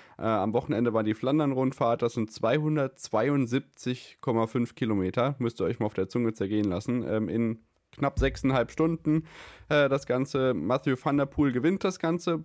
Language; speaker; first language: German; native; German